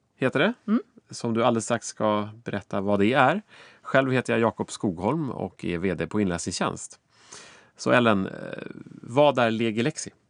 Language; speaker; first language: Swedish; native; Swedish